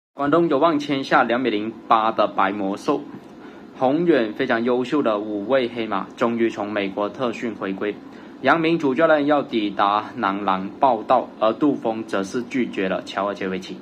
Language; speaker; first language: Chinese; native; Chinese